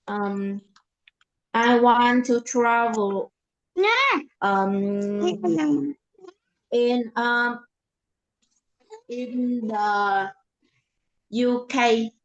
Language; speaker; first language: English; non-native, learner; Vietnamese